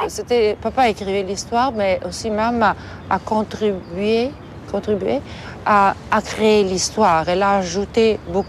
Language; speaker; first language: French; non-native, fluent; Italian